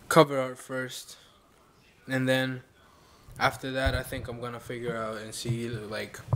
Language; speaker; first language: English; early bilingual, other home language; Spanish